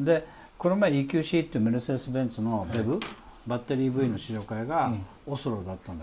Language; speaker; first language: Japanese; native; Japanese